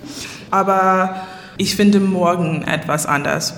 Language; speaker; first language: German; non-native, learner; English